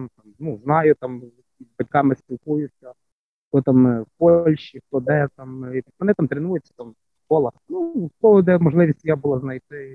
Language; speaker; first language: Ukrainian; native; Ukrainian